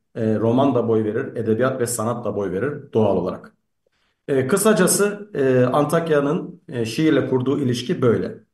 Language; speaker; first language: Turkish; native; Turkish